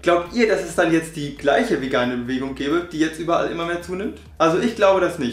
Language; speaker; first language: German; native; German